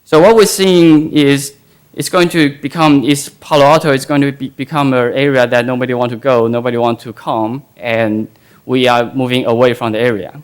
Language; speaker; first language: English; non-native, fluent; Chinese